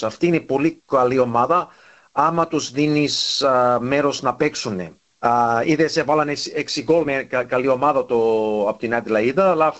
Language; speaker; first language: Greek; early bilingual, heritage; Greek